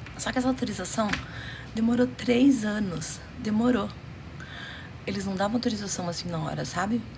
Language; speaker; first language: Portuguese; early bilingual, other home language; Romanian